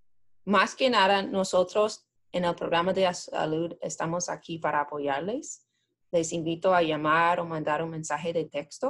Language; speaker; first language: Spanish; non-native, fluent; English